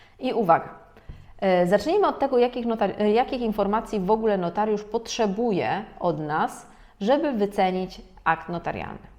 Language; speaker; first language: Polish; native; Polish